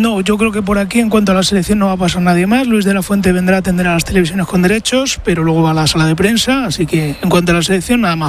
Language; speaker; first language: Spanish; native; Spanish